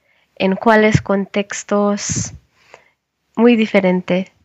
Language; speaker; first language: Spanish; non-native, learner; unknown